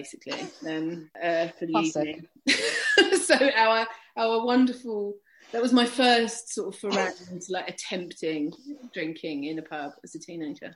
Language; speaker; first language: English; native; English